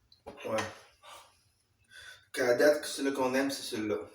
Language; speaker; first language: French; native; French